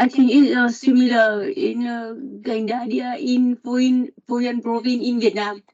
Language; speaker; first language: English; non-native, learner; Vietnamese